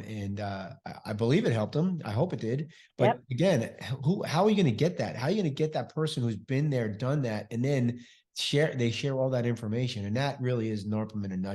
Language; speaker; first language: English; native; English